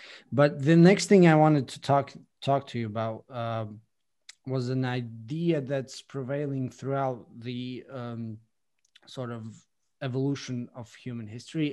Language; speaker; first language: English; non-native, fluent; Latvian